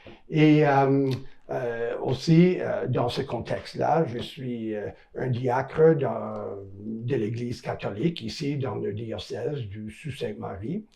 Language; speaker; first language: French; non-native, local second language; English